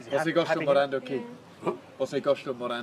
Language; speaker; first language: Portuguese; non-native, learner; English